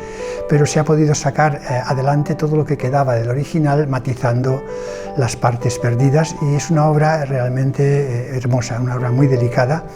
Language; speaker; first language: Spanish; native; Spanish